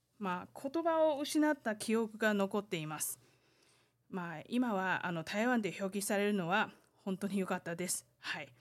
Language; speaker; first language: Japanese; non-native, fluent; Chinese